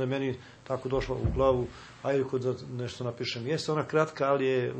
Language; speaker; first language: Serbian; native; Serbian